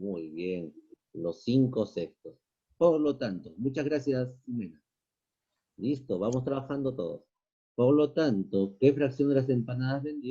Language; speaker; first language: Spanish; native; Spanish